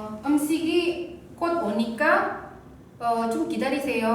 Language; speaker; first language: Korean; non-native, fluent; Indonesian